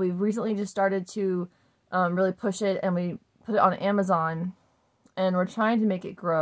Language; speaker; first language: English; native; English